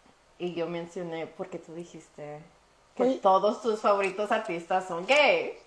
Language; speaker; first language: Spanish; early bilingual, heritage; Spanish